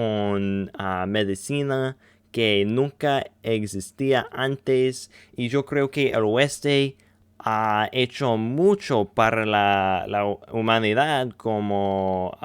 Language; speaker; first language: Spanish; non-native, learner; English